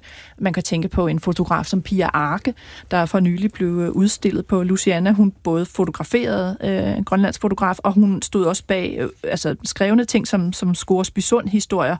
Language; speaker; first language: Danish; native; Danish